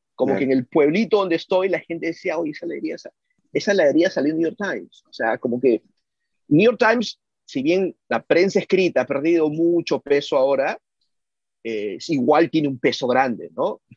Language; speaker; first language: Spanish; native; Spanish